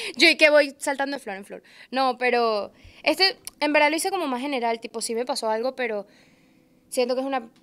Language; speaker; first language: Spanish; native; Spanish